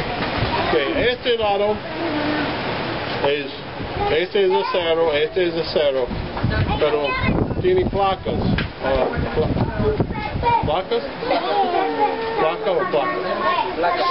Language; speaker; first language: Spanish; non-native, learner; English